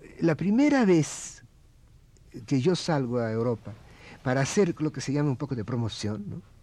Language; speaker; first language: Spanish; non-native, fluent; Russian